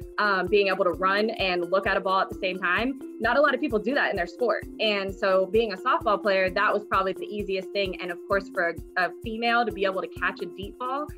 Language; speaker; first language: English; native; English